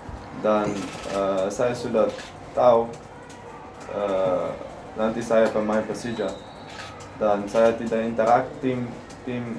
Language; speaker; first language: Indonesian; non-native, learner; Dutch